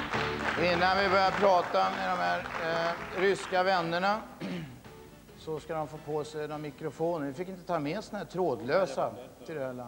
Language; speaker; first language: Swedish; native; Swedish